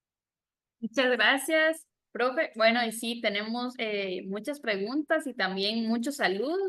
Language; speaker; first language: Spanish; native; Spanish